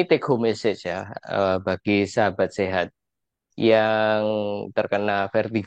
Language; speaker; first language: Indonesian; native; Indonesian